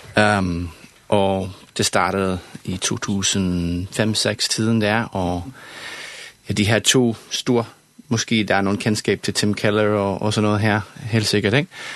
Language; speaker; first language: Danish; non-native, fluent; English